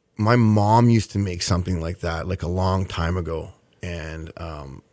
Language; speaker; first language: English; native; English